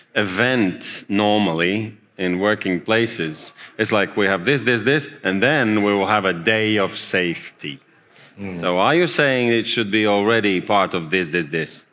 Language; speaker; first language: English; non-native, fluent; Latvian